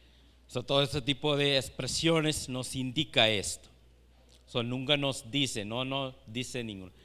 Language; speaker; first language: Spanish; non-native, fluent; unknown